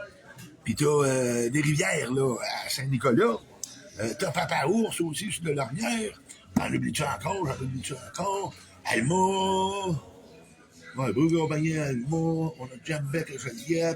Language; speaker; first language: French; native; French